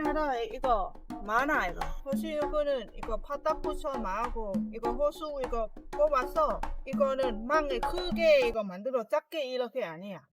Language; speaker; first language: Korean; non-native, learner; Lao